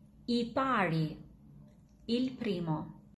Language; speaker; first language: Italian; non-native, fluent; Albanian